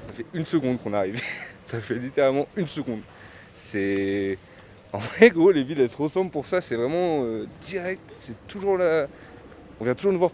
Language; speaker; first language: French; native; French